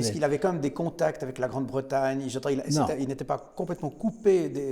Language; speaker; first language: French; native; French